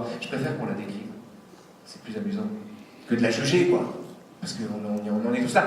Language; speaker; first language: French; native; French